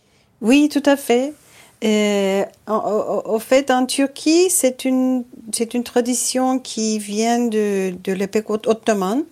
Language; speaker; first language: French; non-native, fluent; Turkish